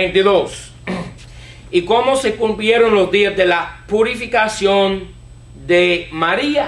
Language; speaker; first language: Spanish; non-native, fluent; English